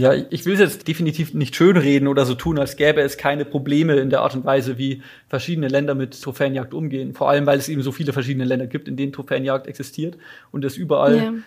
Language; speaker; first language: German; native; German